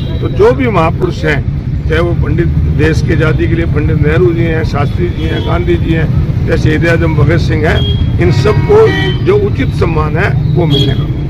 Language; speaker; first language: Hindi; native; Hindi